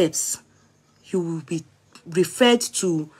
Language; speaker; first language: English; non-native, local second language; Yoruba